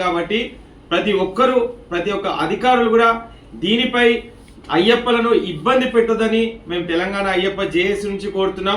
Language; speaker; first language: Telugu; native; Telugu